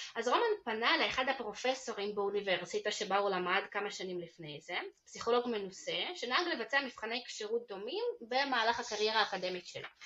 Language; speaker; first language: Hebrew; early bilingual, other home language; Russian